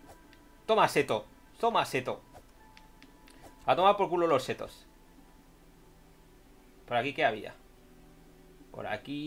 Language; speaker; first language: Spanish; native; Spanish